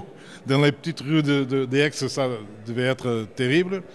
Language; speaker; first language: French; non-native, fluent; Portuguese